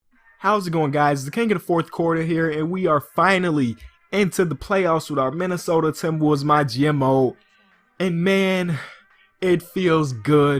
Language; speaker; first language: English; native; English